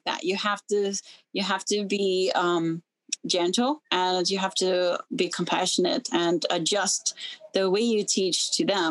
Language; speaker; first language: English; native; English